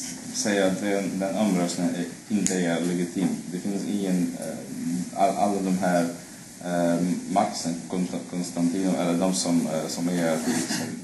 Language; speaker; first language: Swedish; non-native, fluent; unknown